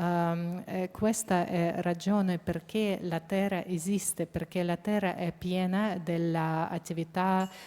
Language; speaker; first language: Italian; non-native, fluent; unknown